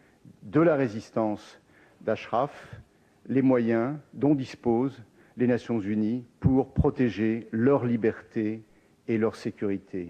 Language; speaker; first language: French; native; French